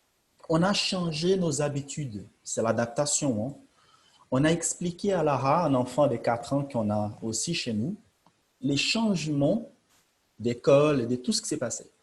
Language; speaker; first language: French; non-native, fluent; Portuguese